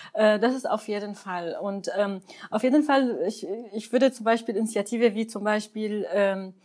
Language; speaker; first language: German; non-native, fluent; Arabic